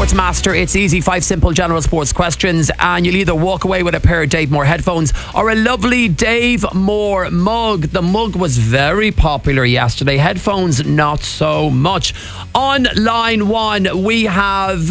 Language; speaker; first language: English; native; English